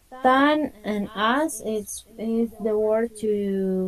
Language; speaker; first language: English; non-native, fluent; Spanish